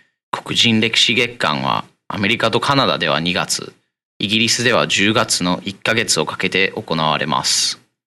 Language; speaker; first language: Japanese; non-native, fluent; English